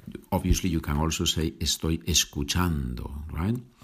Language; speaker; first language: English; non-native, fluent; Spanish